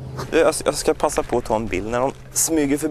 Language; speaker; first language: Swedish; native; Swedish